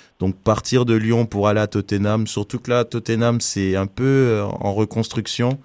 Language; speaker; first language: French; native; French